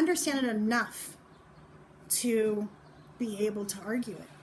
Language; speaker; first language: English; native; English